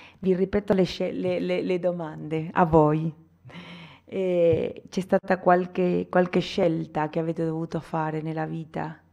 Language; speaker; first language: Italian; non-native, fluent; Spanish